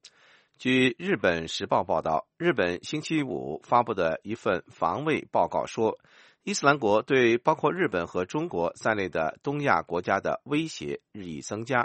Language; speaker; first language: Chinese; native; Chinese